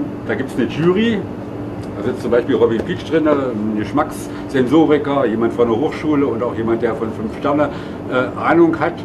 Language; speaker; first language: German; native; German